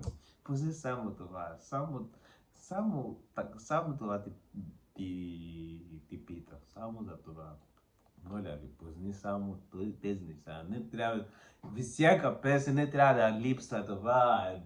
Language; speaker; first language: Bulgarian; non-native, learner; Portuguese